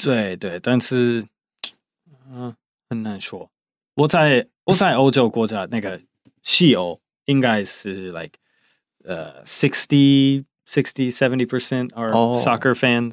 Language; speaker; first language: Chinese; non-native, fluent; English